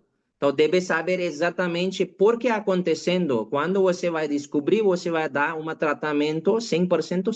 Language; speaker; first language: Portuguese; non-native, learner; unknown